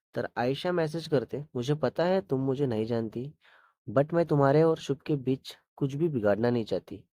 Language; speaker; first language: Hindi; non-native, local second language; Marathi